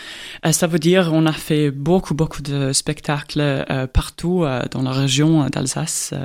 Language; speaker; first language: French; non-native, fluent; Estonian